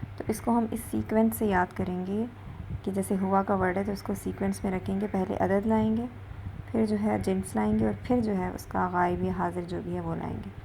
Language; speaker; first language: Urdu; native; Urdu